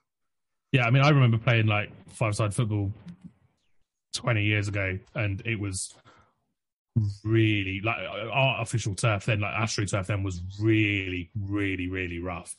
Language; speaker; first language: English; native; English